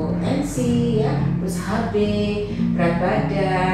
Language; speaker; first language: Indonesian; native; Indonesian